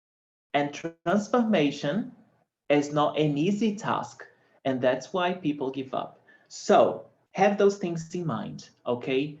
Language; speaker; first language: English; non-native, fluent; Portuguese